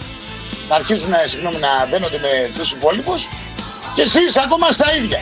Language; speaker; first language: Greek; native; Greek